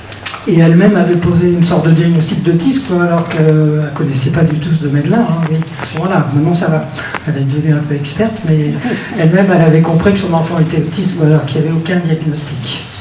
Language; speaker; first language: French; native; French